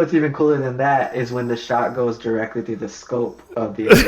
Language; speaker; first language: English; native; English